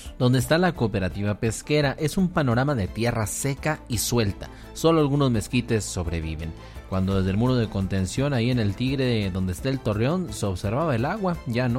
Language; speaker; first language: Spanish; native; Spanish